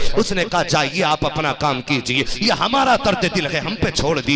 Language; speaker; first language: Urdu; native; Urdu